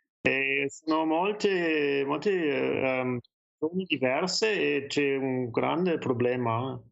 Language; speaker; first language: Italian; non-native, learner; German